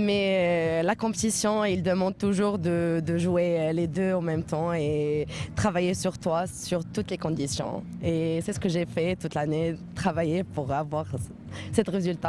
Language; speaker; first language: French; non-native, local second language; Arabic